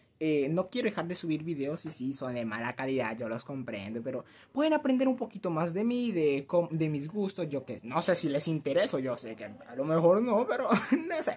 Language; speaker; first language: Spanish; native; Spanish